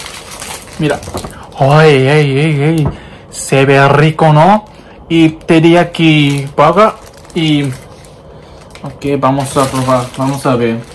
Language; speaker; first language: Spanish; non-native, learner; Japanese